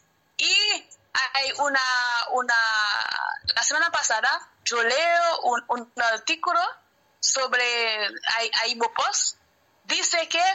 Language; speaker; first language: Spanish; non-native, learner; Haitian Creole